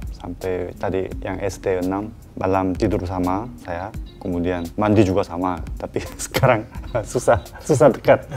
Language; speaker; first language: Indonesian; non-native, learner; Korean